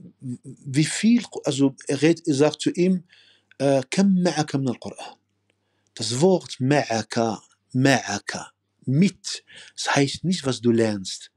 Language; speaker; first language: German; non-native, fluent; Arabic